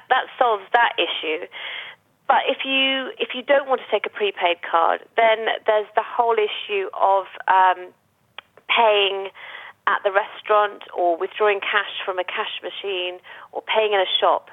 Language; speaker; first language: English; native; English